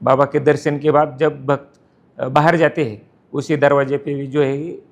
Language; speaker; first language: Hindi; non-native, local second language; Marathi